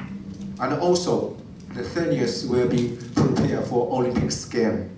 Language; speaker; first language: English; non-native, learner; Chinese